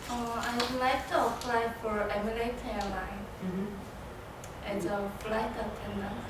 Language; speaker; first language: English; non-native, learner; Korean